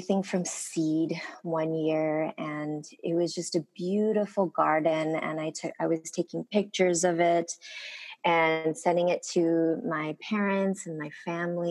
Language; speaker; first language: English; early bilingual, other home language; Korean